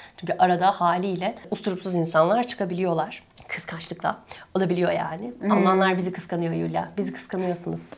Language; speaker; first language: Turkish; native; Turkish